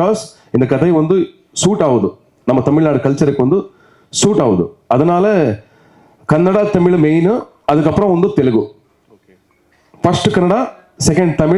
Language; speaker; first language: Tamil; non-native, local second language; Kannada